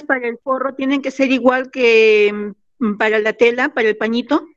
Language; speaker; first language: Spanish; native; Spanish